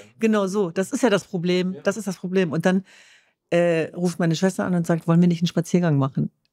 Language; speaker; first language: German; early bilingual, other home language; Kurdish